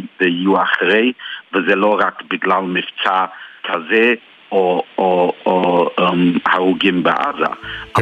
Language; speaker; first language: Hebrew; non-native, fluent; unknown